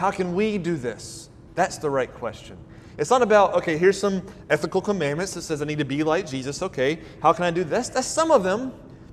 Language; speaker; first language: English; native; English